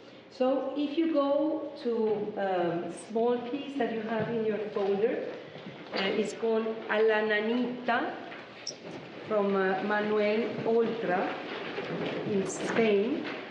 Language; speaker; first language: English; non-native, fluent; Spanish